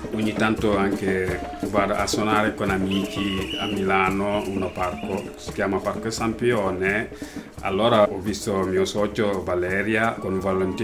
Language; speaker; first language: Italian; non-native, learner; Wolof